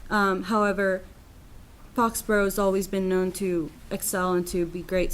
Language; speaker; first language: English; non-native, fluent; Spanish